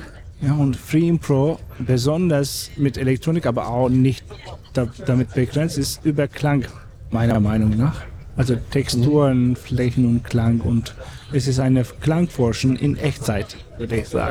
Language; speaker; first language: German; non-native, fluent; Turkish